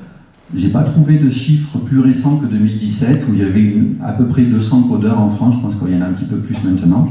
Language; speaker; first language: French; native; French